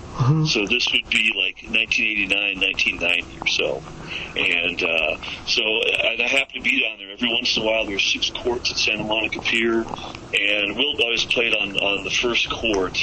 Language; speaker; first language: English; native; English